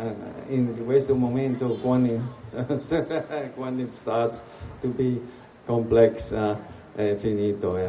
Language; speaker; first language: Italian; non-native, learner; German